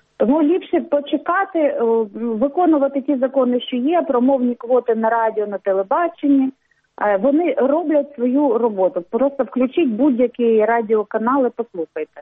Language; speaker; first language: Ukrainian; non-native, local second language; Russian